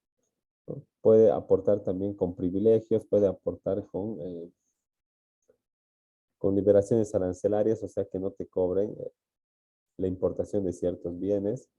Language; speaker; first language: Spanish; native; Spanish